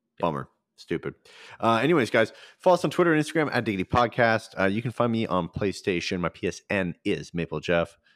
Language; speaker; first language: English; native; English